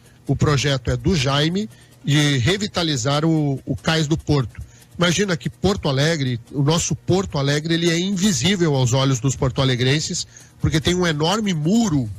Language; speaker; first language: Portuguese; native; Portuguese